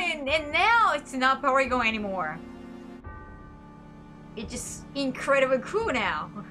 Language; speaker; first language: English; non-native, fluent; Japanese